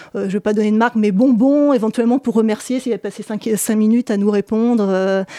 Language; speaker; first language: French; native; French